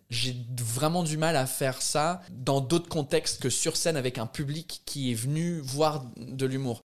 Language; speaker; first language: French; non-native, fluent; English